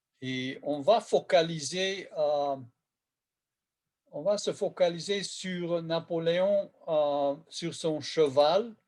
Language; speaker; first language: French; non-native, fluent; Hungarian